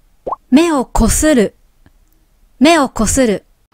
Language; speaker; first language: Japanese; native; Japanese